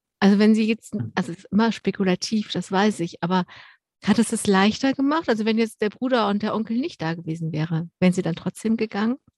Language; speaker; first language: German; native; German